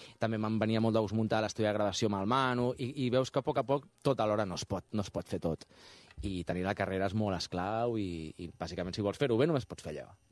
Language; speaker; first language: Catalan; native; Catalan